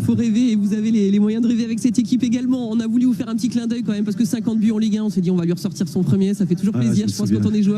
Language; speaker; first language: French; native; French